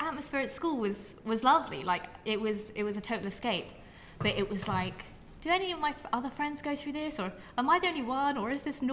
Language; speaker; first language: English; native; English